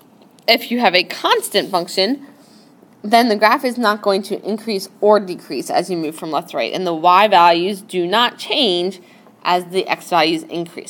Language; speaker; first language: English; native; English